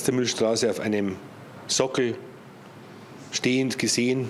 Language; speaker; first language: German; native; German